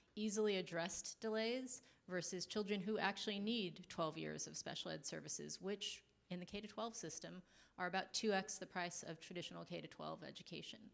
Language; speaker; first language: English; native; English